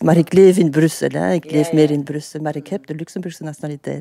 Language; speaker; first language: Dutch; non-native, fluent; French